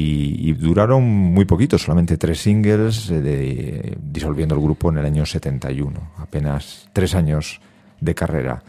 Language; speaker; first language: Spanish; native; Spanish